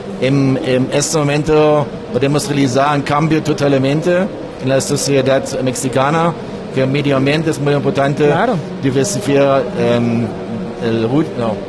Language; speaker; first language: Spanish; non-native, learner; German